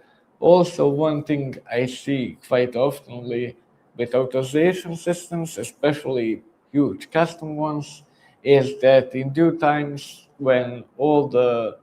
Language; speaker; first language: English; non-native, fluent; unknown